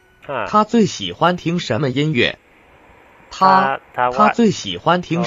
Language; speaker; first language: Chinese; non-native, learner; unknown